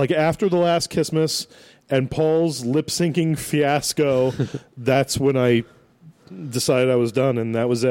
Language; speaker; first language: English; native; English